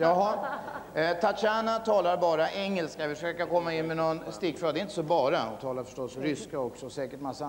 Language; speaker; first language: Swedish; native; Swedish